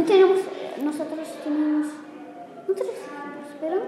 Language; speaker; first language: Spanish; non-native, learner; Arabic